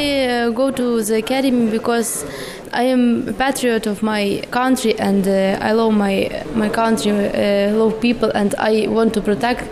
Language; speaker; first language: English; non-native, learner; Ukrainian